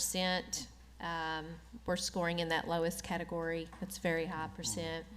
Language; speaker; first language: English; native; English